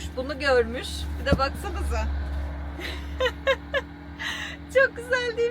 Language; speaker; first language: Turkish; native; Turkish